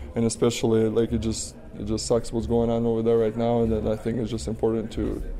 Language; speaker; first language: English; non-native, fluent; Russian